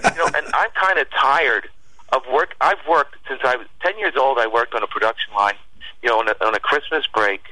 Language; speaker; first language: English; early bilingual, other home language; Spanish